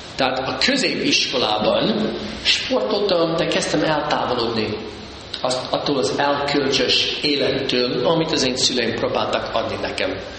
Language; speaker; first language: Hungarian; early bilingual, heritage; Hungarian